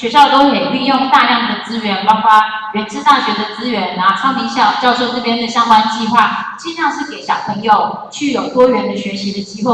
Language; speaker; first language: Chinese; native; Chinese